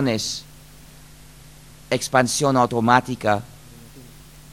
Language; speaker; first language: Spanish; non-native, fluent; English